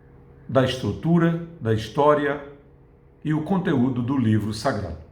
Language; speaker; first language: Portuguese; native; Portuguese